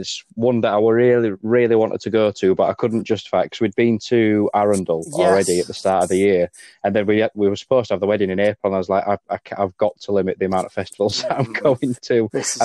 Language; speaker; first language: English; native; English